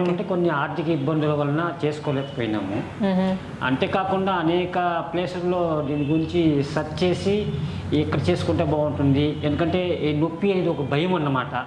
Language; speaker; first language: Telugu; native; Telugu